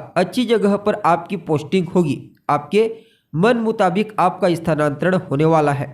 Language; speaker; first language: Hindi; native; Hindi